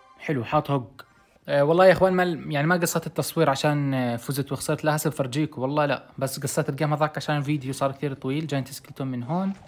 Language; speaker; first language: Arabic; native; Arabic